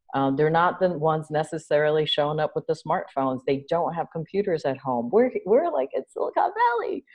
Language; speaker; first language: English; native; English